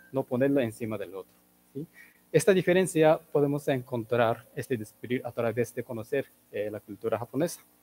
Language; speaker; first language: Spanish; non-native, fluent; Japanese